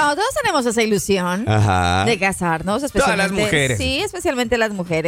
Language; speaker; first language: Spanish; native; Spanish